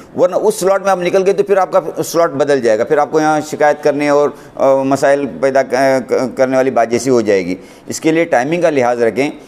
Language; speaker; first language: Hindi; non-native, local second language; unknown